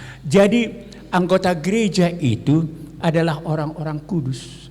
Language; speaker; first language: Indonesian; native; Indonesian